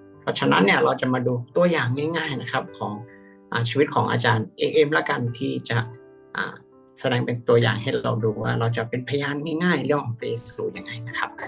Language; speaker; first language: Thai; native; Thai